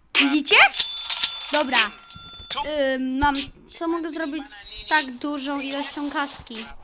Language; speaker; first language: Polish; native; Polish